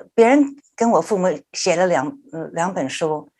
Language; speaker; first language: Chinese; early bilingual, heritage; Chinese